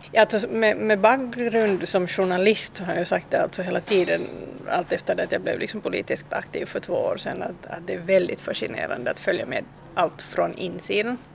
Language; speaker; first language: Swedish; native; Swedish